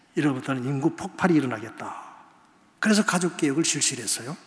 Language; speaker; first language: Korean; native; Korean